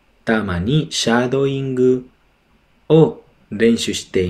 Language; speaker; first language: Japanese; non-native, learner; English